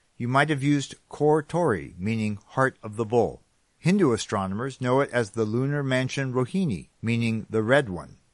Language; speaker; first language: English; native; English